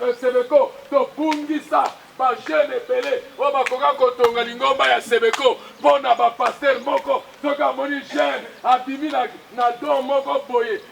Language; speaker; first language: Lingala; non-native, local second language; Kongo